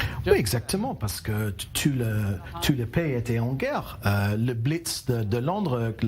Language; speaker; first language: French; non-native, learner; English